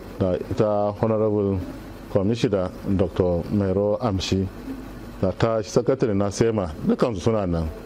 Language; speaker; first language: Hausa; native; Hausa